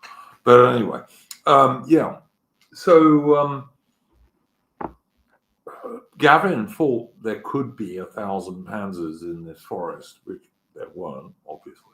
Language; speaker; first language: English; native; English